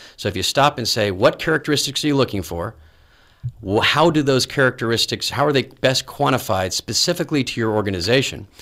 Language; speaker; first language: English; native; English